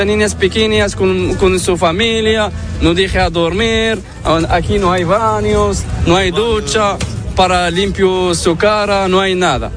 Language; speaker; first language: Spanish; non-native, learner; Arabic